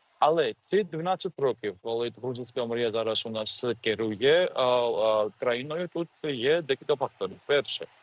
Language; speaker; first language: Ukrainian; non-native, fluent; Georgian